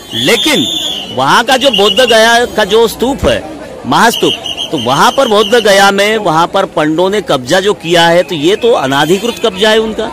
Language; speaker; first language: Hindi; non-native, local second language; Marathi